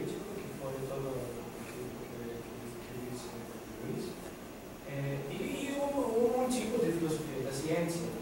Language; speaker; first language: Spanish; non-native, fluent; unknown